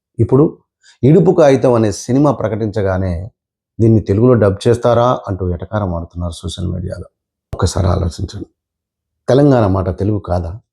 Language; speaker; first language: Telugu; native; Telugu